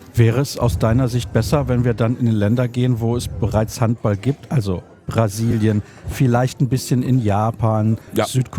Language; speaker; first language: German; native; German